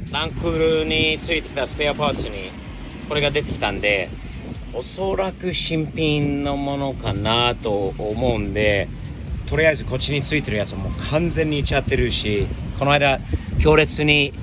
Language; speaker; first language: Japanese; native; Japanese